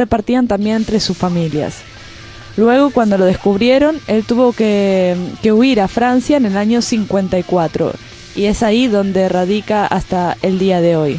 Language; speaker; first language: Spanish; native; Spanish